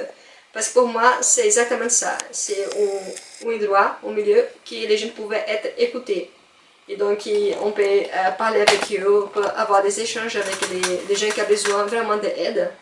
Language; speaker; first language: French; non-native, fluent; Portuguese